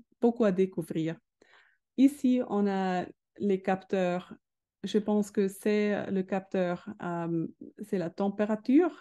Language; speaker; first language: French; non-native, learner; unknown